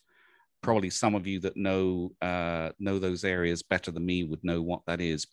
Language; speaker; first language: English; native; English